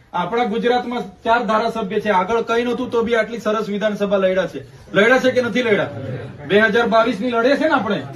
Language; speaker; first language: Gujarati; non-native, local second language; Vasavi